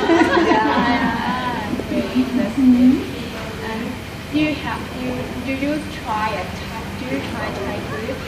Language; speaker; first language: English; non-native, learner; Thai